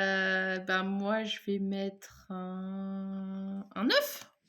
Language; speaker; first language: French; native; French